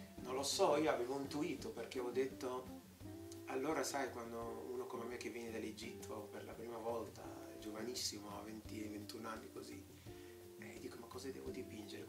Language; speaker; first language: Italian; non-native, fluent; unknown